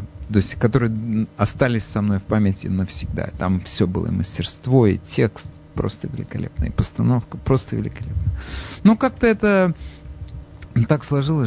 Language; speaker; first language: Russian; native; Russian